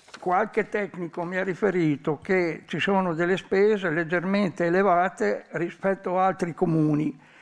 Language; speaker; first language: Italian; native; Italian